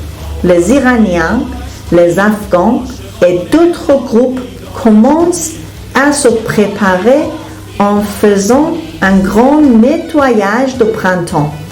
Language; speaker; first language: French; non-native, fluent; Persian